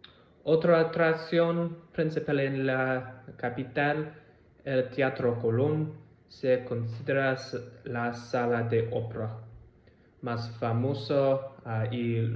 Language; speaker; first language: Spanish; non-native, learner; English